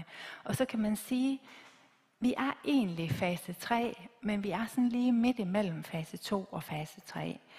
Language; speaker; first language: Danish; native; Danish